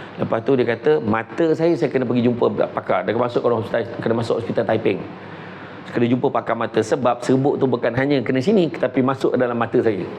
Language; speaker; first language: Malay; native; Malay